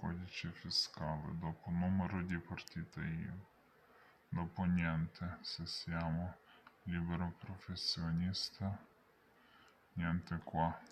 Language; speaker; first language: Italian; non-native, learner; Ukrainian